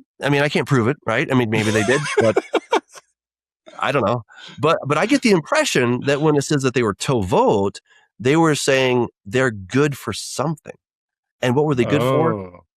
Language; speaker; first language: English; native; English